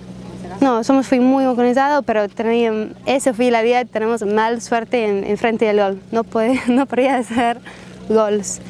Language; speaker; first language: Spanish; non-native, learner; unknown